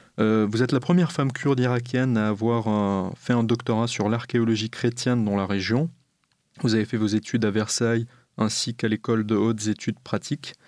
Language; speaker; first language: French; native; French